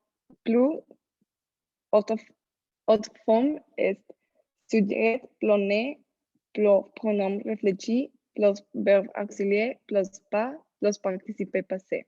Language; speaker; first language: French; non-native, learner; Spanish